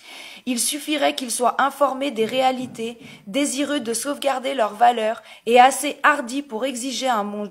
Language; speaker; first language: French; native; French